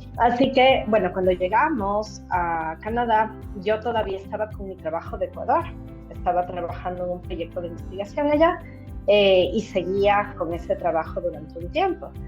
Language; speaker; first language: Spanish; native; Spanish